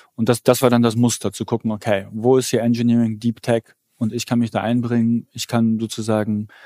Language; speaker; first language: German; early bilingual, other home language; Polish